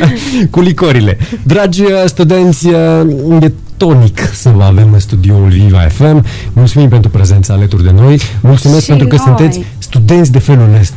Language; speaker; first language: Romanian; native; Romanian